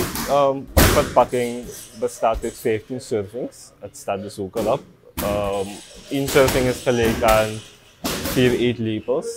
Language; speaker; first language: Dutch; native; Dutch